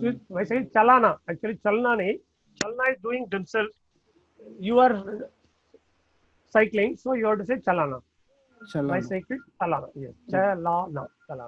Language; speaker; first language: Hindi; non-native, learner; Tamil